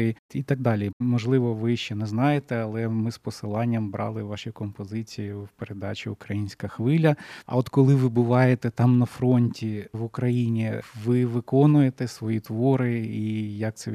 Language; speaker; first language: Ukrainian; native; Ukrainian